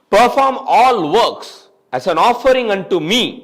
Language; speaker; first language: English; non-native, local second language; Tamil